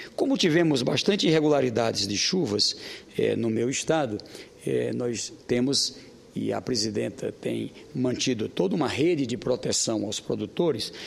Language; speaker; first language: Portuguese; native; Portuguese